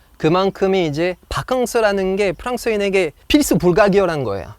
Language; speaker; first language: Korean; non-native, fluent; French